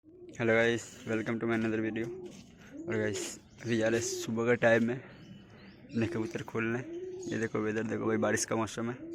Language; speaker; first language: Hindi; non-native, local second language; Bangla